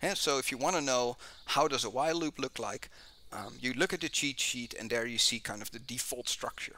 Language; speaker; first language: English; non-native, fluent; Dutch